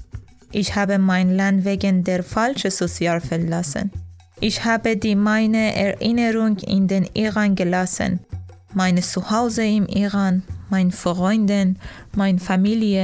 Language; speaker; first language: German; non-native, learner; Persian